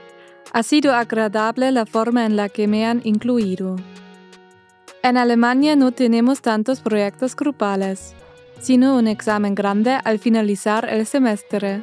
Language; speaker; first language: Spanish; non-native, fluent; German